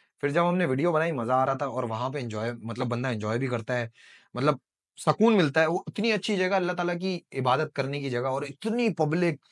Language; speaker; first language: Urdu; native; Urdu